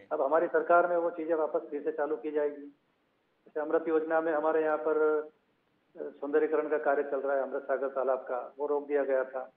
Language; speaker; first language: Hindi; native; Hindi